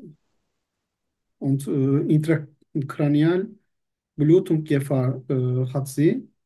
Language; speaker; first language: German; non-native, learner; Turkish